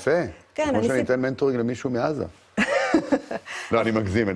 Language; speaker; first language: Hebrew; native; Hebrew